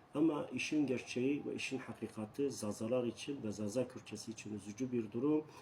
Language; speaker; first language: Turkish; non-native, local second language; Kurdish